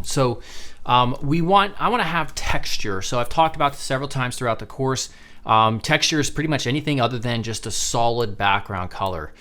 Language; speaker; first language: English; native; English